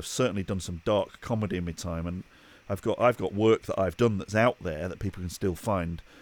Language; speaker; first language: English; native; English